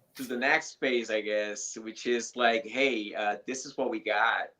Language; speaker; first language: English; non-native, fluent; Portuguese